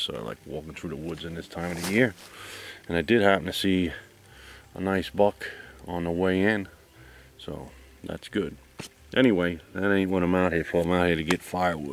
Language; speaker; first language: English; native; English